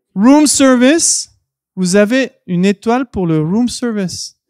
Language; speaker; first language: French; native; French